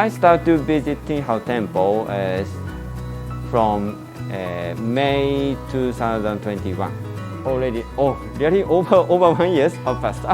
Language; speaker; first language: English; non-native, learner; Japanese